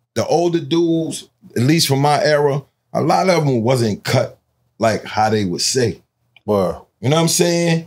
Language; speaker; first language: English; native; English